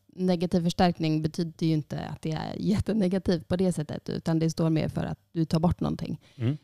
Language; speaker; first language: Swedish; native; Swedish